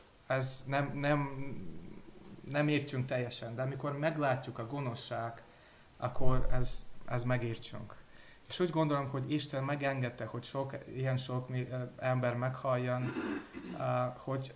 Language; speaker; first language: Hungarian; non-native, learner; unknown